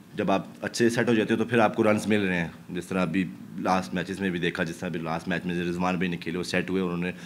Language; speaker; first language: Urdu; native; Urdu